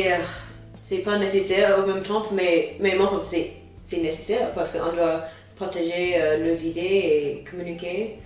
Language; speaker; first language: French; non-native, fluent; English